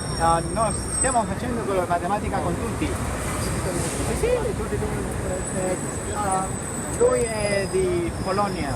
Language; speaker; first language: Italian; non-native, learner; Spanish